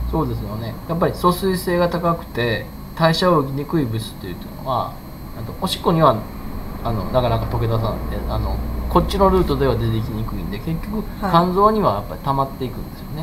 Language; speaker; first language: Japanese; native; Japanese